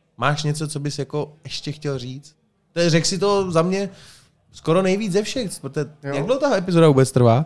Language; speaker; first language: Czech; native; Czech